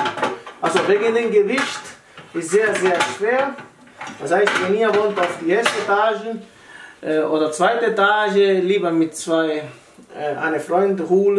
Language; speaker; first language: German; non-native, learner; Italian